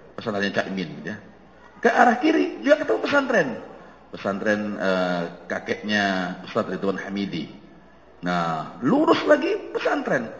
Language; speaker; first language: Indonesian; non-native, local second language; Javanese